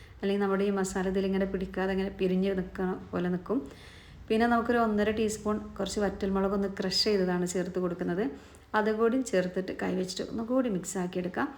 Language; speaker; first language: Malayalam; native; Malayalam